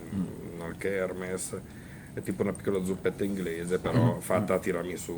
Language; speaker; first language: Italian; native; Italian